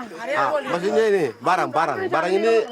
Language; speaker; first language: Indonesian; non-native, local second language; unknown